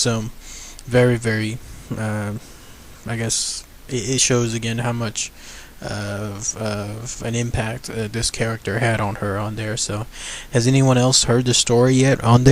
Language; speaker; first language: English; native; English